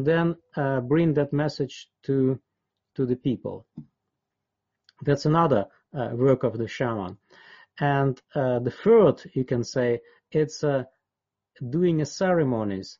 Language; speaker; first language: English; non-native, fluent; Russian